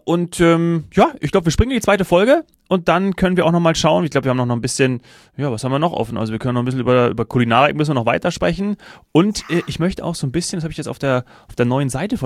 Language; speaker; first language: German; native; German